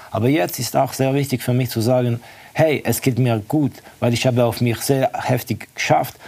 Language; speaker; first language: German; non-native, fluent; Estonian